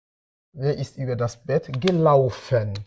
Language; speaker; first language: German; non-native, fluent; French